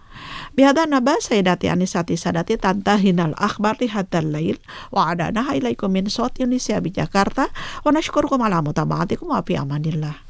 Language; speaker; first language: Arabic; non-native, fluent; Indonesian